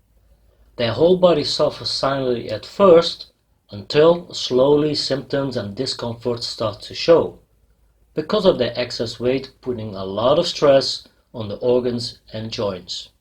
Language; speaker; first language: English; non-native, fluent; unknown